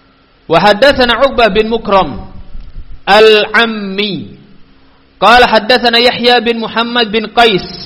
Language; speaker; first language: Arabic; non-native, fluent; Indonesian